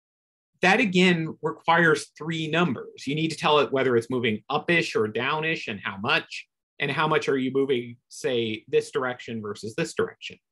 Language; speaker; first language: English; native; English